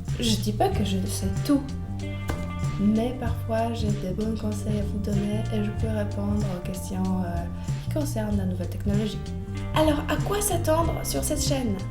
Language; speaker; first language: French; non-native, fluent; Polish